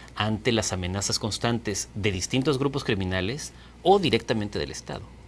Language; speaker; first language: Spanish; native; Spanish